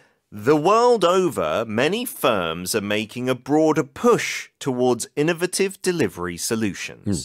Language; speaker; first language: English; native; English